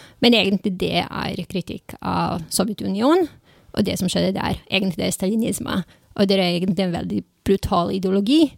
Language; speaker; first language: Norwegian; non-native, fluent; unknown